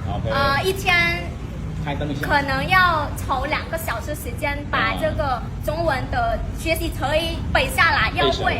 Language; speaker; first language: Chinese; non-native, fluent; Khmer